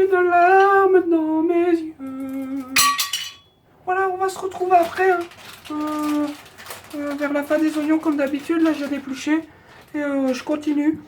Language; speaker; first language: French; native; French